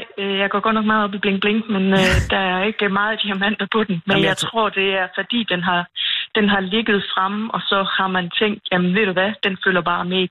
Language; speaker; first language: Danish; native; Danish